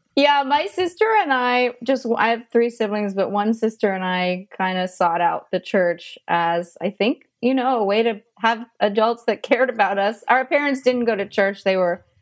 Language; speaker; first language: English; native; English